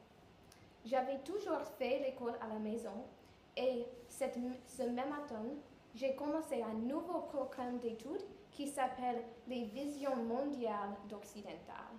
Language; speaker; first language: French; non-native, learner; English